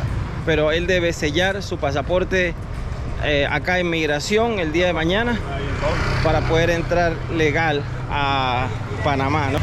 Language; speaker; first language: Spanish; native; Spanish